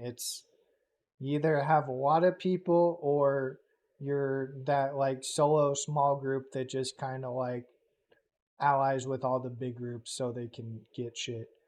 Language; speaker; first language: English; native; English